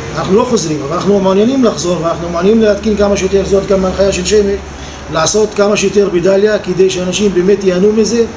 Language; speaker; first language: Hebrew; non-native, local second language; Arabic